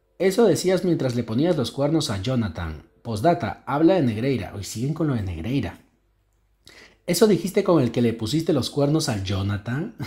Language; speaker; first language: Spanish; native; Spanish